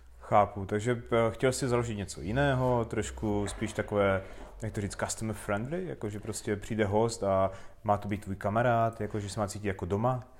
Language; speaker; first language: Czech; native; Czech